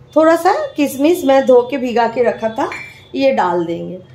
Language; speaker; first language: Hindi; non-native, local second language; Bangla